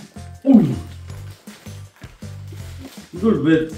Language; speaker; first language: Korean; native; Korean